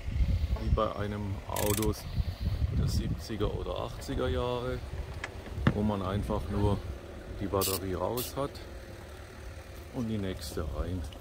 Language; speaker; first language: German; native; German